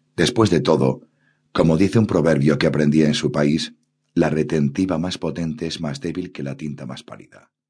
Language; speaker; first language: Spanish; native; Spanish